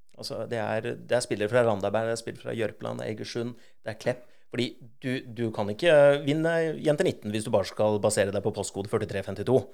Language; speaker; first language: Norwegian; native; Norwegian